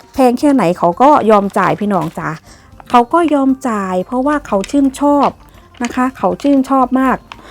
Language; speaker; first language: Thai; native; Thai